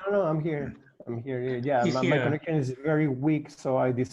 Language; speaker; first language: English; non-native, learner; Spanish